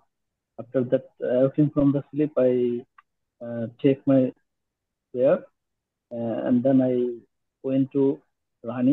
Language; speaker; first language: English; non-native, learner; Bangla